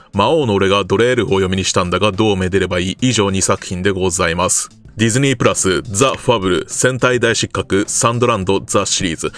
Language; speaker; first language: Japanese; native; Japanese